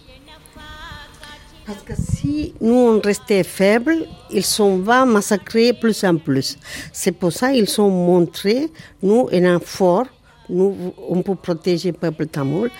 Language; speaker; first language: French; non-native, learner; Tamil